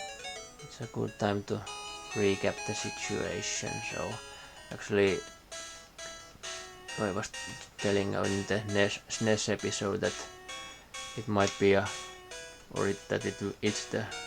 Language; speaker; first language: English; non-native, fluent; Finnish